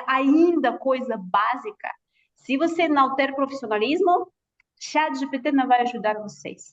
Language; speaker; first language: Portuguese; non-native, fluent; Russian